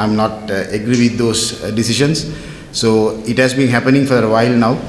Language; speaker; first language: English; non-native, local second language; Sinhala